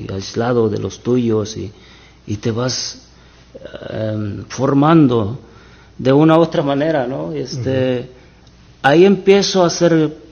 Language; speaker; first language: Spanish; native; Spanish